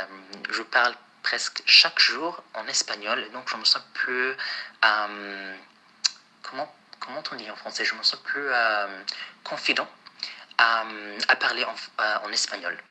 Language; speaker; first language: French; non-native, fluent; Arabic